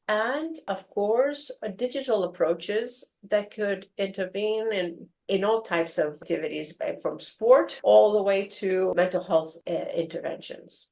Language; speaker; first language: English; non-native, fluent; Greek